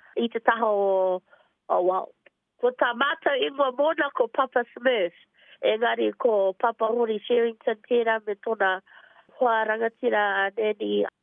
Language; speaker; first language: Māori; non-native, local second language; English